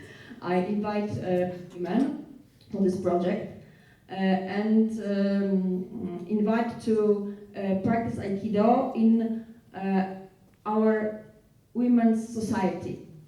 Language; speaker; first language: English; non-native, learner; Polish